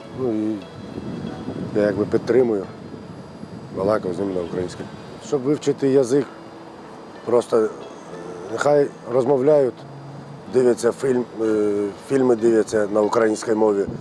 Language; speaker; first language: Ukrainian; early bilingual, other home language; Turkish